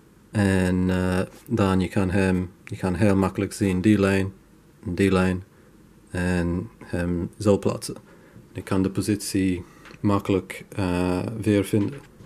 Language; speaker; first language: Dutch; non-native, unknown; English